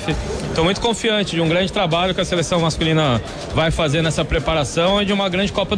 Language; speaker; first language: Portuguese; native; Portuguese